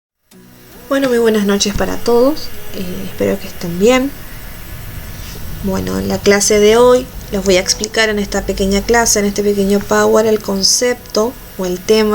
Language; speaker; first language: Spanish; native; Spanish